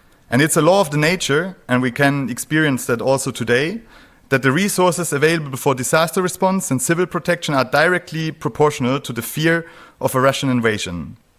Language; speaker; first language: English; non-native, fluent; German